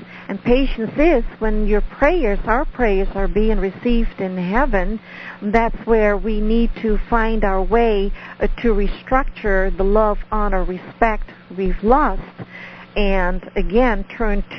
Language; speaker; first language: English; non-native, fluent; Dutch